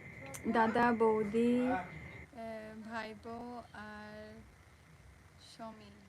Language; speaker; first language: Bangla; non-native, local second language; Santali